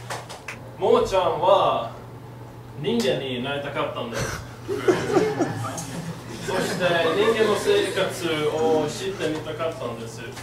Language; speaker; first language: Japanese; non-native, learner; Swedish